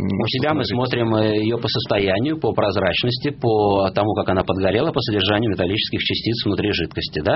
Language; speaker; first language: Russian; native; Russian